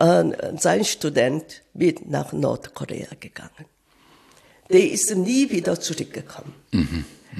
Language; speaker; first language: German; non-native, fluent; Korean